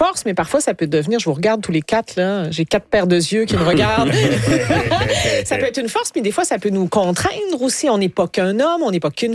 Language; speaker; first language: French; native; French